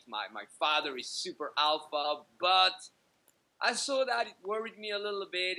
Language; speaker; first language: English; native; English